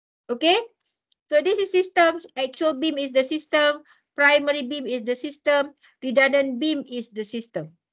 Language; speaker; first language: English; non-native, local second language; Malay